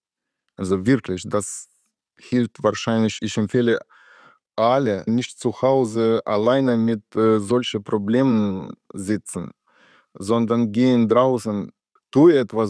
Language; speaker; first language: German; non-native, learner; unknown